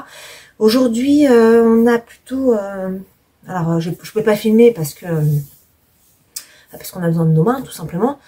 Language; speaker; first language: French; native; French